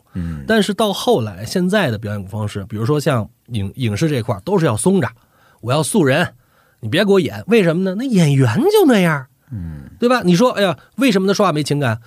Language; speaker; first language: Chinese; native; Chinese